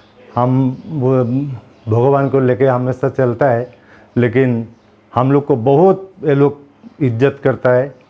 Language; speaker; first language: Hindi; non-native, local second language; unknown